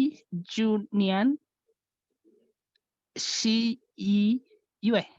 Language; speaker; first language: Chinese; non-native, learner; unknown